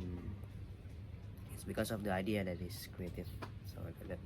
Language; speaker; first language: English; non-native, fluent; Indonesian